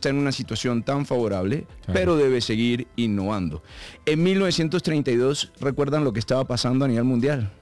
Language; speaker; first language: Spanish; native; Spanish